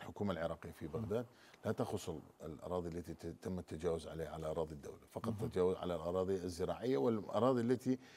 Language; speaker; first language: Arabic; non-native, local second language; Turkmen